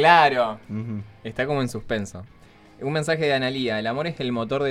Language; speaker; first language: Spanish; native; Spanish